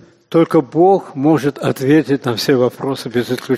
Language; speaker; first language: Russian; native; Russian